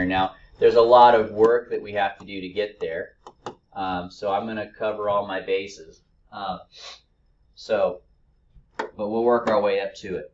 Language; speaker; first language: English; native; English